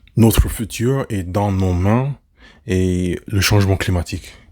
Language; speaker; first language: French; non-native, learner; English